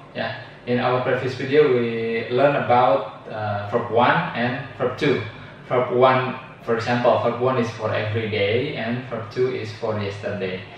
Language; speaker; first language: English; non-native, fluent; Indonesian